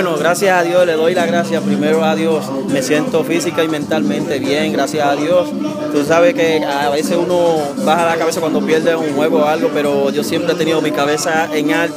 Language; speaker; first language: Spanish; native; Spanish